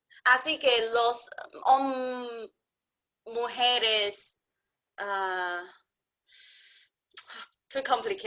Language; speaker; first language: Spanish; non-native, learner; Chinese